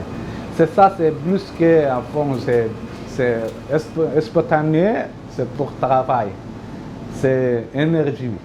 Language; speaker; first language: French; non-native, learner; Somali